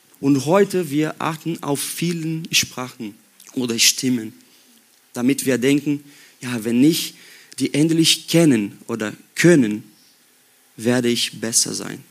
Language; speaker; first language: German; non-native, learner; Portuguese